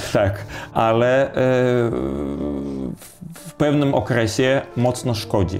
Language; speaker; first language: Polish; non-native, fluent; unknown